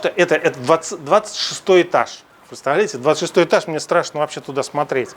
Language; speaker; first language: Russian; native; Russian